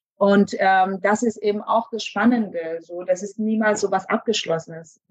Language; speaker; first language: German; native; German